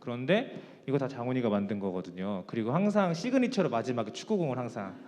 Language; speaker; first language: Korean; native; Korean